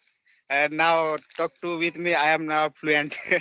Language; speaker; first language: English; non-native, learner; Odia